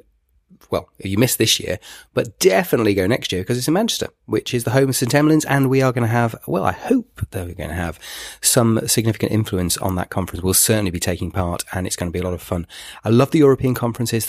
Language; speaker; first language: English; native; English